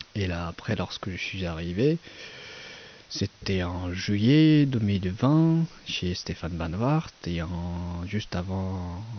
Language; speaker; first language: French; non-native, fluent; Persian